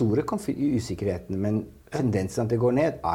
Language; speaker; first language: Norwegian; non-native, fluent; Italian